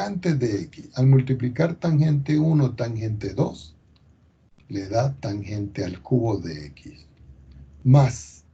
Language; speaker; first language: Spanish; native; Spanish